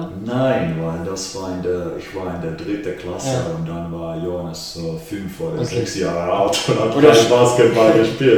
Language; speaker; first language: German; non-native, fluent; Finnish